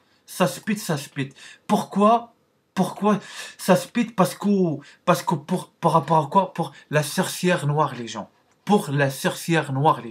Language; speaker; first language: French; non-native, learner; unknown